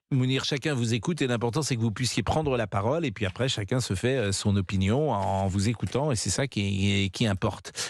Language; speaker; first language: French; native; French